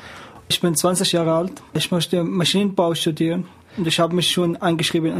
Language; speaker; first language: German; non-native, learner; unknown